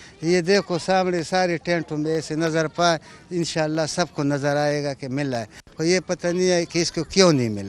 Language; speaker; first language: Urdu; non-native, local second language; Pashto